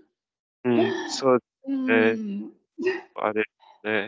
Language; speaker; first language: Japanese; non-native, learner; Czech